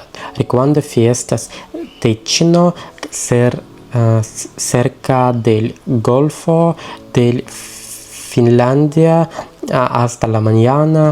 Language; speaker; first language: Spanish; non-native, learner; Russian